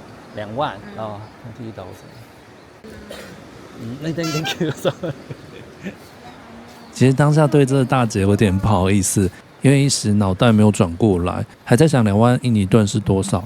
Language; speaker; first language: Chinese; native; Chinese